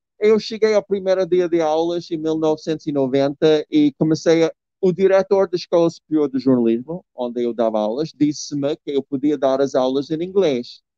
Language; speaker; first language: Portuguese; non-native, fluent; English